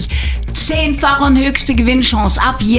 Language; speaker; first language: German; native; German